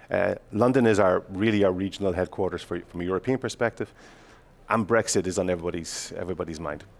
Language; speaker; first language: English; native; English